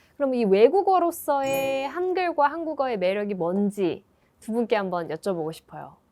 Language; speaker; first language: Korean; native; Korean